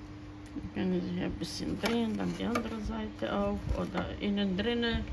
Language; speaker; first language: German; non-native, fluent; Croatian